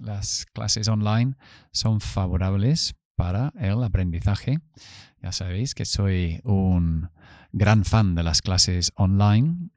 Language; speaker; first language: Spanish; non-native, fluent; English